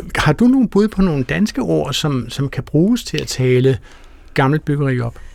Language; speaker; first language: Danish; native; Danish